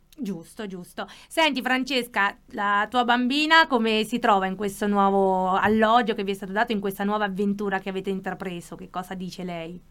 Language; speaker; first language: Italian; native; Italian